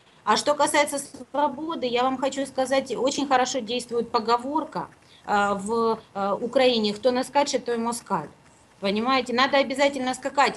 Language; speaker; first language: Russian; native; Russian